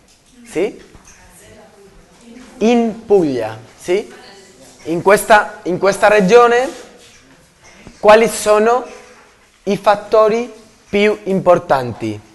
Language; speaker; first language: Italian; non-native, learner; Spanish